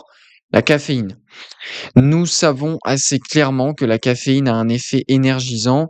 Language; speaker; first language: French; native; French